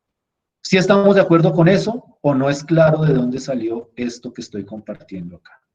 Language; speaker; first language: Spanish; native; Spanish